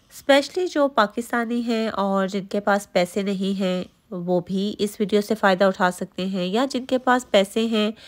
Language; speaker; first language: Urdu; native; Urdu